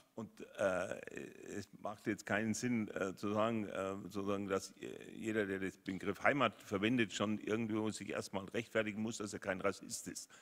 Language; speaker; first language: German; native; German